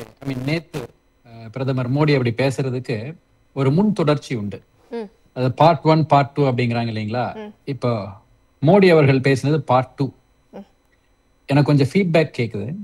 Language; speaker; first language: Tamil; native; Tamil